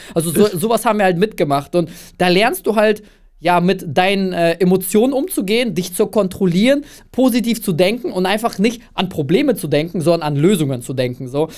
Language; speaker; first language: German; early bilingual, other home language; Russian